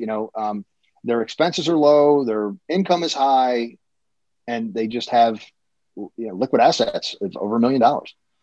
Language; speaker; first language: English; native; English